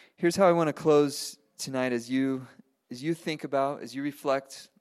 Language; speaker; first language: English; non-native, fluent; Spanish